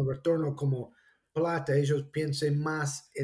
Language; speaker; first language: Spanish; non-native, fluent; English